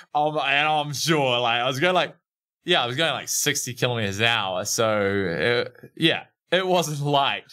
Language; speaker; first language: English; native; English